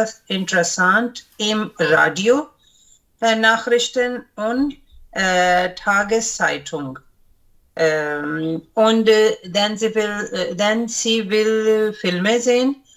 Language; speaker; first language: German; non-native, learner; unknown